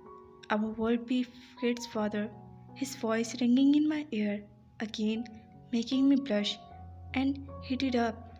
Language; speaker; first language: English; non-native, local second language; Urdu